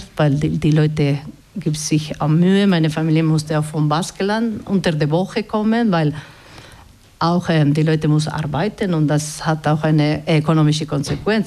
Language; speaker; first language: German; non-native, fluent; Basque